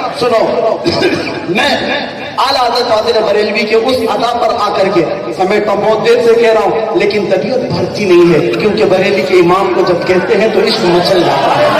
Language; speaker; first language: Urdu; native; Urdu